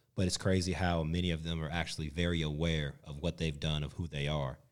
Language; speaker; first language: English; native; English